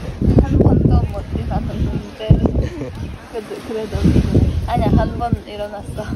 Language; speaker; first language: Korean; non-native, learner; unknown